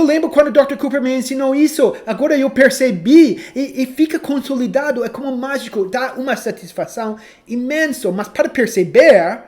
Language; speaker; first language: Portuguese; non-native, fluent; English